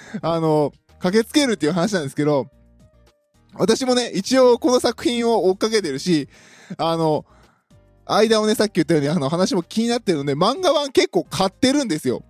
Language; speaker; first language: Japanese; native; Japanese